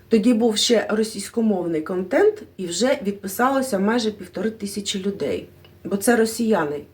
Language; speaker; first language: Ukrainian; non-native, local second language; Russian